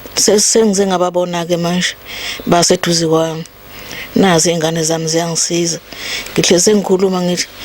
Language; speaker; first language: Zulu; native; Zulu